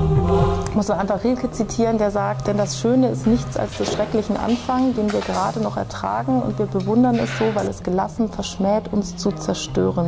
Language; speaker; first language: German; native; German